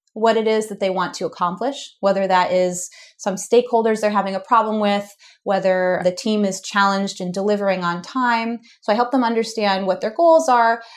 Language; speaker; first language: English; native; English